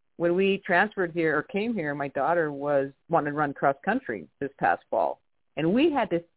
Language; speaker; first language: English; native; English